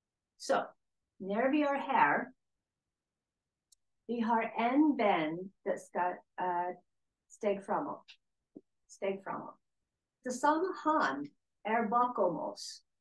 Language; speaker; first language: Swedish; non-native, learner; English